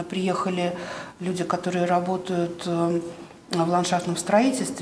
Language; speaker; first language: Russian; native; Russian